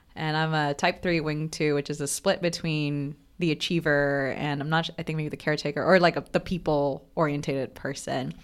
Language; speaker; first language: English; non-native, local second language; Bangla